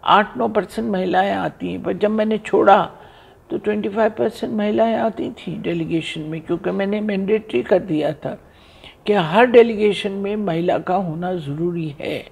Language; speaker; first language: Hindi; native; Hindi